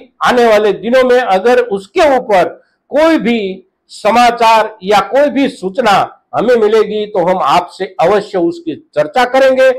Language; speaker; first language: Hindi; non-native, local second language; Gujarati